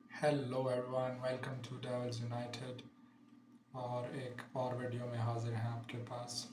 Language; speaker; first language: Urdu; native; Urdu